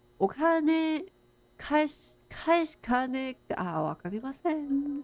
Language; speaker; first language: Japanese; non-native, learner; Chinese